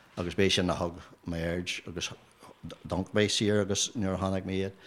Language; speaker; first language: Irish; non-native, local second language; English